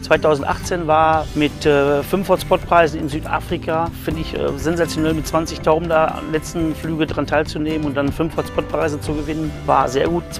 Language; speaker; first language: German; native; German